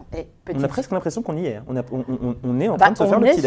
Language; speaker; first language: French; native; French